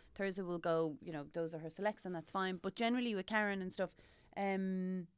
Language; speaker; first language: English; native; English